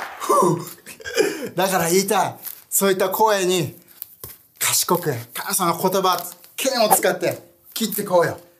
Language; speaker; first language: Japanese; early bilingual, heritage; Japanese